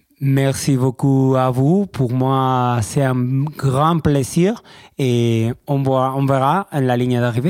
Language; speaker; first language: French; non-native, learner; Spanish